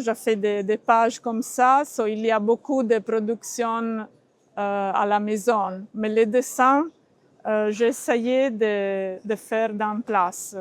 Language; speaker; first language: French; non-native, learner; Italian